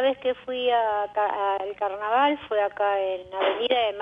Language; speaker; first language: Spanish; native; Spanish